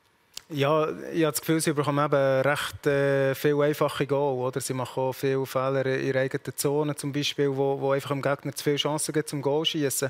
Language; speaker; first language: German; native; German